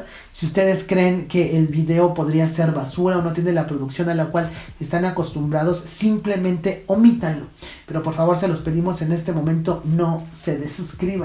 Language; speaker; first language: Spanish; native; Spanish